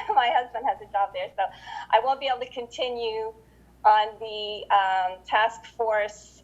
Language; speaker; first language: English; native; English